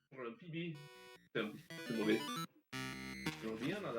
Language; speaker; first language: French; non-native, learner; English